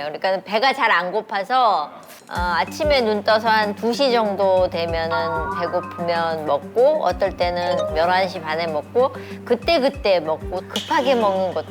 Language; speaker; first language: Korean; native; Korean